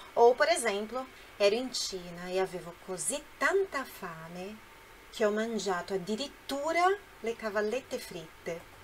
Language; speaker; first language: Italian; non-native, fluent; Portuguese